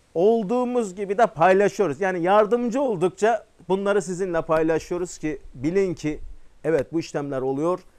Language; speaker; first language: Turkish; native; Turkish